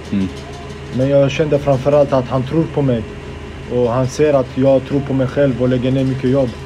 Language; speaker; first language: Swedish; early bilingual, other home language; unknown